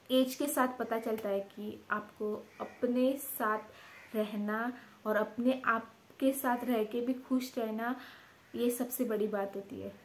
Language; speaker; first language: Hindi; non-native, local second language; Konkani